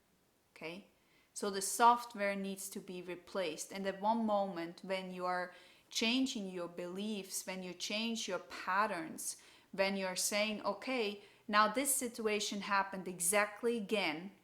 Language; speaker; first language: English; non-native, fluent; German